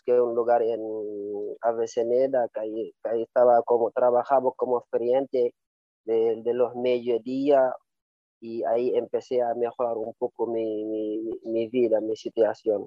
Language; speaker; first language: Spanish; non-native, learner; Wolof